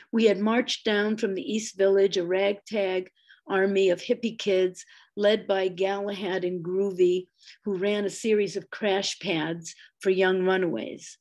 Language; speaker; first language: English; native; English